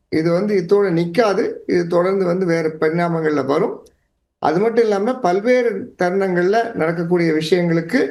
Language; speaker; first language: Tamil; native; Tamil